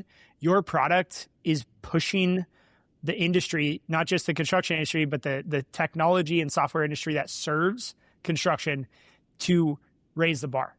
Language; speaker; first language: English; native; English